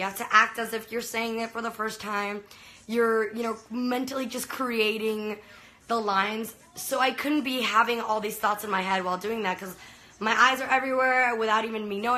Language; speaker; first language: English; early bilingual, other home language; Spanish